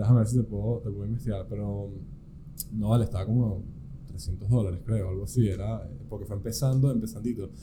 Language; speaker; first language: Spanish; native; Spanish